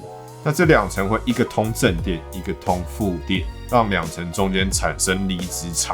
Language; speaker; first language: Chinese; native; Chinese